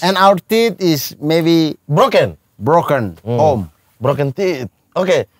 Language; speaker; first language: English; non-native, learner; Indonesian